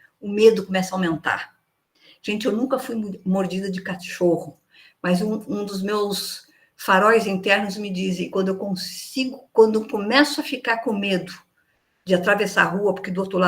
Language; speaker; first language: Portuguese; native; Portuguese